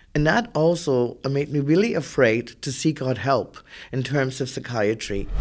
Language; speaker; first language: English; native; English